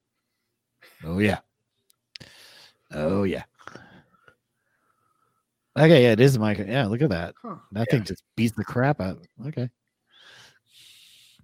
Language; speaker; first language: English; native; English